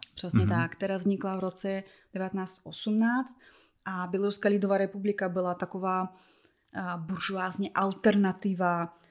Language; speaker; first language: Czech; non-native, fluent; Russian